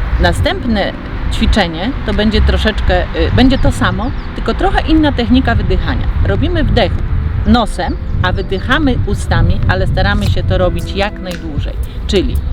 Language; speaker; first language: Polish; native; Polish